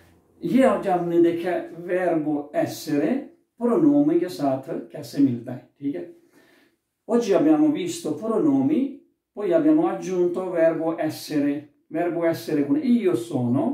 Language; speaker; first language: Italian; non-native, fluent; Urdu